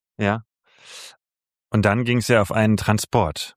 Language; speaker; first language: German; native; German